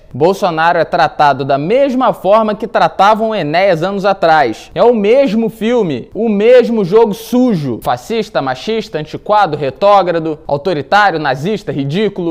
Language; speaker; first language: Portuguese; native; Portuguese